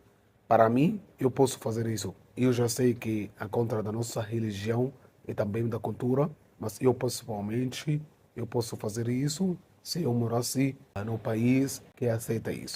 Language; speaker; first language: Portuguese; non-native, fluent; Arabic